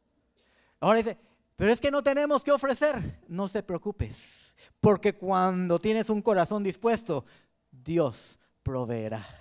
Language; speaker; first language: Spanish; native; Spanish